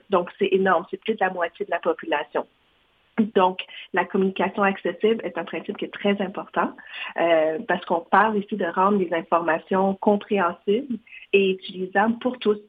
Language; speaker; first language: French; non-native, fluent; Vietnamese